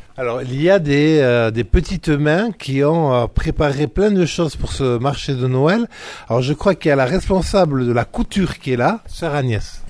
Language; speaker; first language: French; native; French